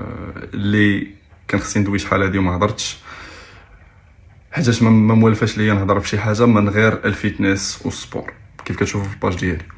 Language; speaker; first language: Arabic; native; Arabic